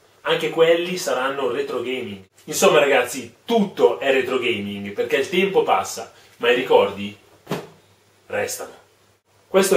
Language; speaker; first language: Italian; native; Italian